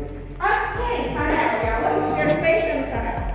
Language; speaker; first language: English; non-native, fluent; Indonesian